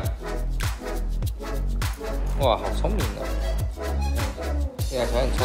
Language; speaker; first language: Chinese; native; Chinese